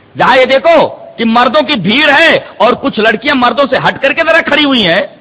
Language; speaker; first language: Urdu; native; Urdu